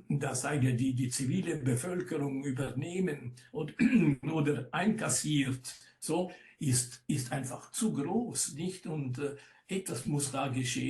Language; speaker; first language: German; non-native, local second language; Italian